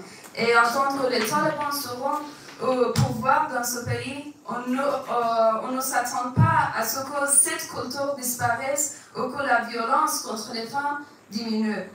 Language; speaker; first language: French; non-native, fluent; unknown